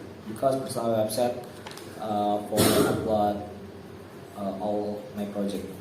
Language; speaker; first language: English; non-native, learner; Indonesian